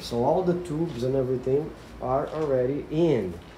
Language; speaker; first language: English; non-native, fluent; Portuguese